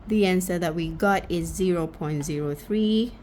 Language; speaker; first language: English; non-native, local second language; Malay